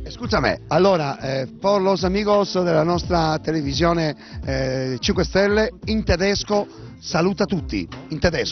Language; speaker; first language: Italian; native; Italian